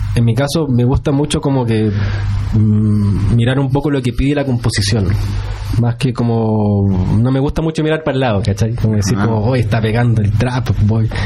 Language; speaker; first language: Spanish; native; Spanish